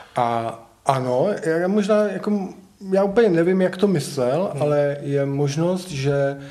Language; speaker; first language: Czech; native; Czech